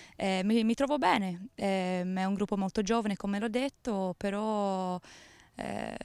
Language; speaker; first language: Italian; non-native, fluent; English